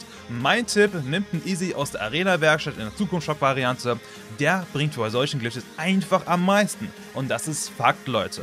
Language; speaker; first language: German; native; German